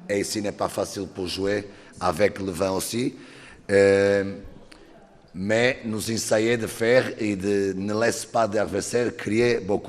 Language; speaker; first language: French; non-native, learner; Portuguese